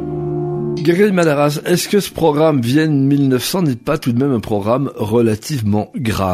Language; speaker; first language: French; native; French